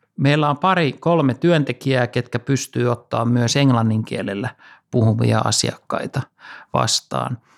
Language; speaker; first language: Finnish; native; Finnish